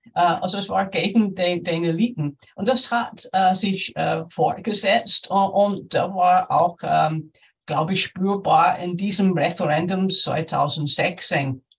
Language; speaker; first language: German; non-native, fluent; English